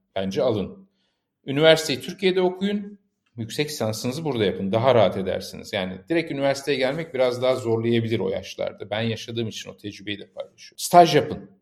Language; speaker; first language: Turkish; native; Turkish